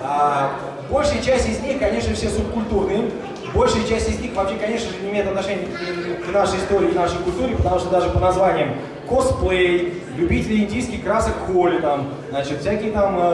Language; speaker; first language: Russian; native; Russian